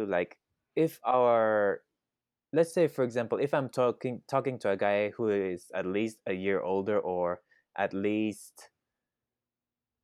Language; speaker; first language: English; non-native, fluent; Thai